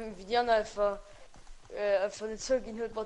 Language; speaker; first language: German; non-native, local second language; Luxembourgish